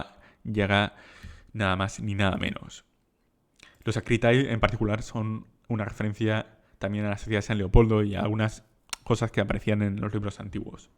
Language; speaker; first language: Spanish; native; Spanish